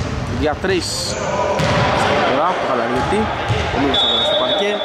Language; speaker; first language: Greek; native; Greek